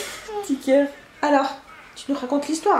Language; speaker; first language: French; native; French